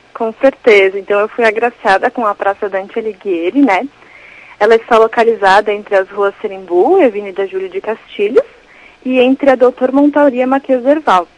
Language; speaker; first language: Portuguese; native; Portuguese